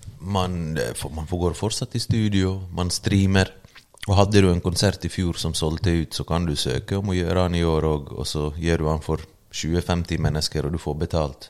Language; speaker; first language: Norwegian; early bilingual, other home language; Bosnian